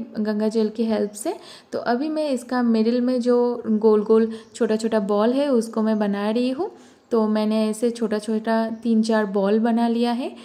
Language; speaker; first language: Hindi; non-native, local second language; Bangla